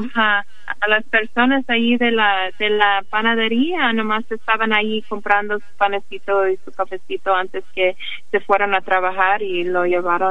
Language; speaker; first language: Spanish; early bilingual, heritage; English